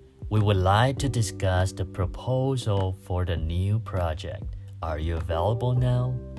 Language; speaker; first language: English; non-native, fluent; Chinese